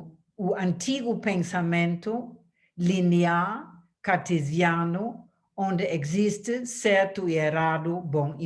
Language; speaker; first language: Portuguese; non-native, fluent; German